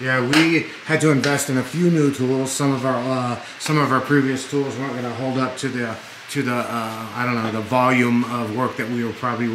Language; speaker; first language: English; native; English